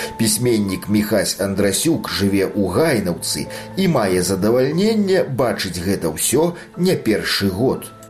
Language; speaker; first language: Belarusian; native; Belarusian